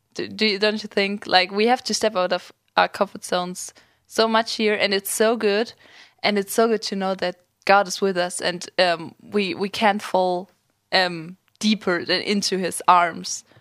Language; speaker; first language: English; non-native, fluent; German